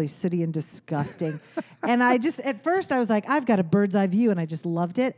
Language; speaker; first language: English; native; English